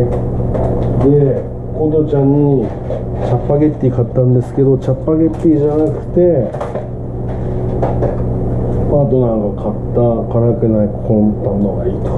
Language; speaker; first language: Japanese; native; Japanese